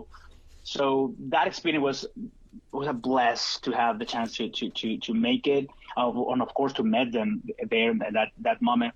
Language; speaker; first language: English; non-native, fluent; Spanish